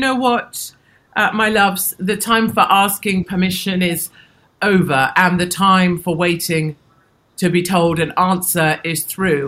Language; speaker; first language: English; native; English